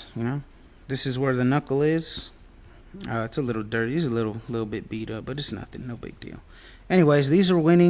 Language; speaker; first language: English; native; English